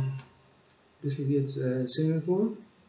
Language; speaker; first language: German; non-native, fluent; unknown